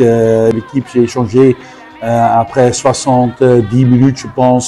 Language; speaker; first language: French; non-native, fluent; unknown